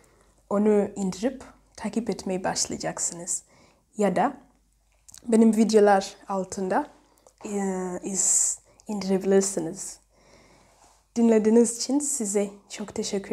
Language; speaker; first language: Turkish; non-native, learner; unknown